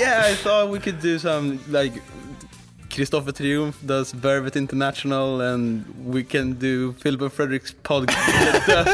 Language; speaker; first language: English; non-native, fluent; Swedish